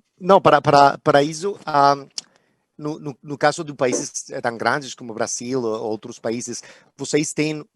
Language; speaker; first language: Portuguese; non-native, fluent; Spanish